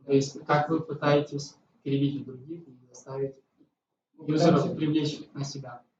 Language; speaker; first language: Russian; native; Russian